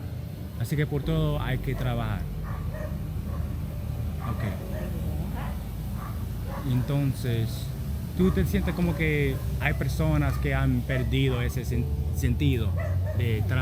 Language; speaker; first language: Spanish; non-native, learner; English